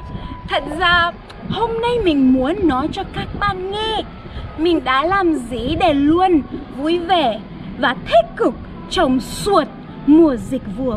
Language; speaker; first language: Vietnamese; non-native, learner; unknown